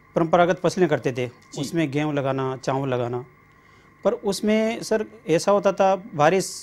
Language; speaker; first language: Hindi; native; Hindi